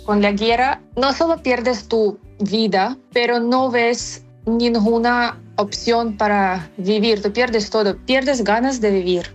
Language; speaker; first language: Spanish; non-native, fluent; Ukrainian